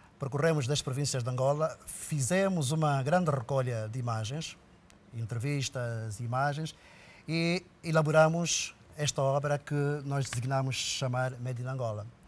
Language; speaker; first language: Portuguese; native; Portuguese